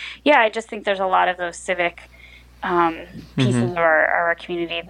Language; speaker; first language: English; native; English